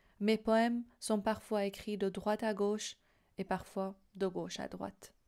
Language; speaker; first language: French; non-native, fluent; Persian